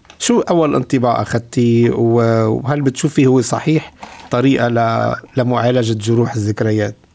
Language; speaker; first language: Arabic; native; Arabic